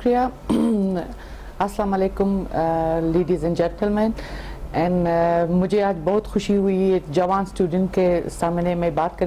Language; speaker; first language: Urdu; non-native, fluent; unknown